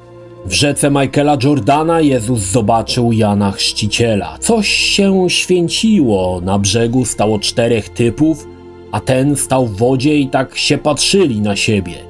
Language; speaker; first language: Polish; native; Polish